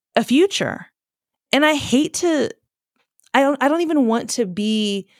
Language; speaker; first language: English; native; English